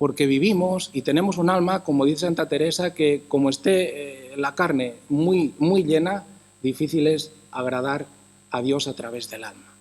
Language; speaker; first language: Spanish; native; Spanish